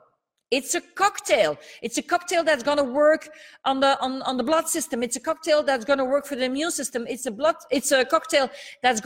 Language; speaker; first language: English; non-native, fluent; Dutch